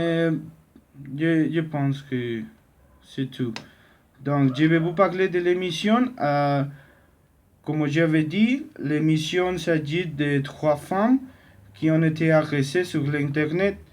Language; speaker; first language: French; non-native, learner; Spanish